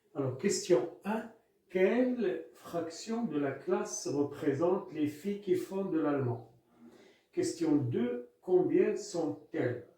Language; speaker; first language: French; non-native, local second language; Arabic